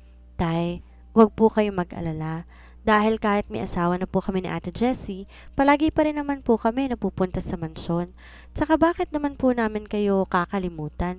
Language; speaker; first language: Filipino; native; Filipino